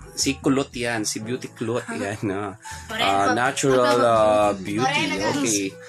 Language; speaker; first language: Filipino; non-native, local second language; Pampanga